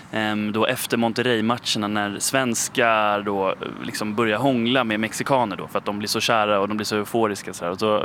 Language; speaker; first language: Swedish; native; Swedish